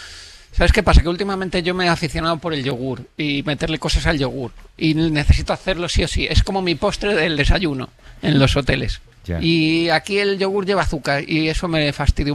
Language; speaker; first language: Spanish; native; Spanish